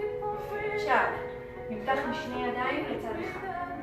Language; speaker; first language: Hebrew; native; Hebrew